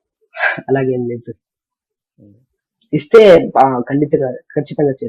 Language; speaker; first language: Telugu; non-native, learner; Kannada